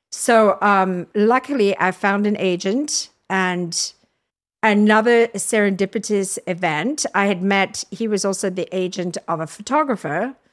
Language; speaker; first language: English; native; English